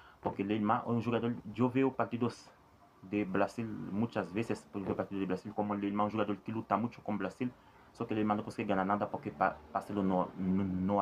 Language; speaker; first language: Spanish; non-native, learner; Haitian Creole